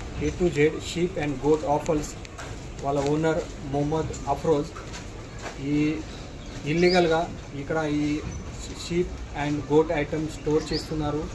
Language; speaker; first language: Telugu; non-native, local second language; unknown